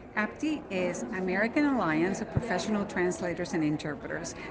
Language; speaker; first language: Spanish; native; Spanish